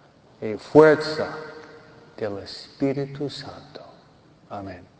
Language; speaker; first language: Spanish; non-native, fluent; English